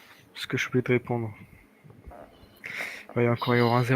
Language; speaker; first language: French; native; French